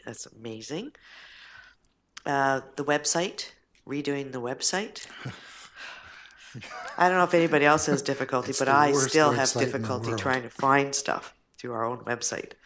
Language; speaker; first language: English; native; English